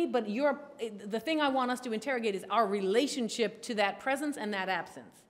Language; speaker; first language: English; native; English